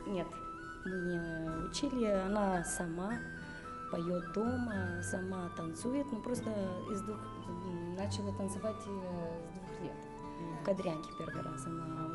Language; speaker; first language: Russian; non-native, local second language; Romanian